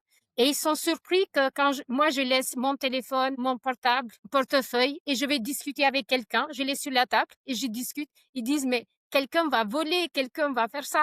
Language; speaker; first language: French; non-native, fluent; Albanian